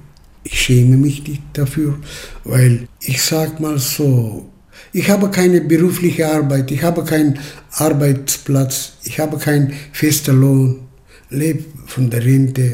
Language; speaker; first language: German; early bilingual, heritage; German